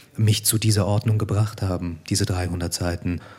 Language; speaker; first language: German; native; German